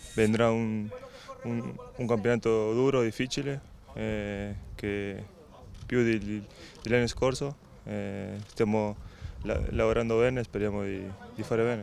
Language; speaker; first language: Italian; non-native, fluent; Spanish